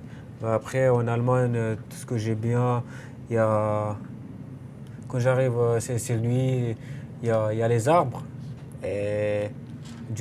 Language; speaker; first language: French; non-native, fluent; Romanian